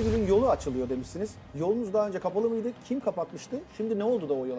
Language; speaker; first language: Turkish; native; Turkish